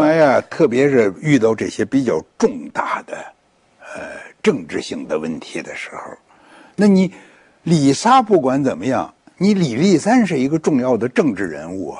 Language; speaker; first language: Chinese; native; Chinese